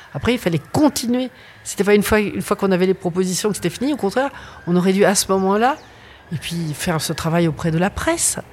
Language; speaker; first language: French; native; French